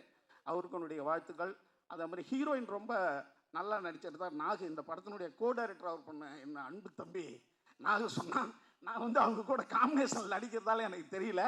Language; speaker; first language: Tamil; native; Tamil